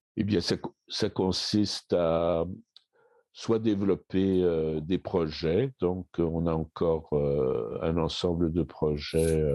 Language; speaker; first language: French; native; French